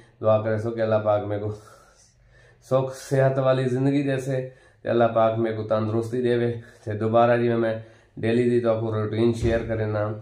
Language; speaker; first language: Punjabi; non-native, local second language; Saraiki